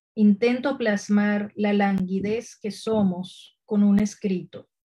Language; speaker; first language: Spanish; native; Spanish